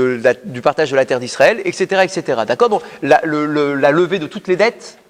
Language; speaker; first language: French; native; French